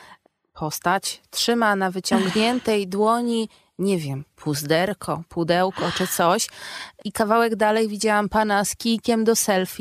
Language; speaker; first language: Polish; native; Polish